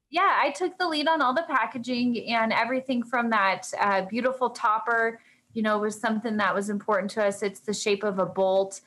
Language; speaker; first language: English; native; English